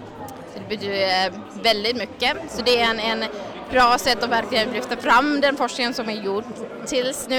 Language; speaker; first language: Swedish; non-native, fluent; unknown